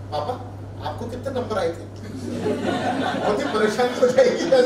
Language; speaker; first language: Hindi; non-native, local second language; Marathi